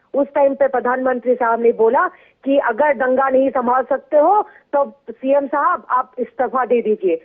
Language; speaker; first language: Hindi; non-native, local second language; Assamese